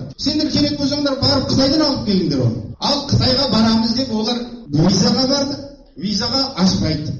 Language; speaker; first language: Kazakh; early bilingual, heritage; Kazakh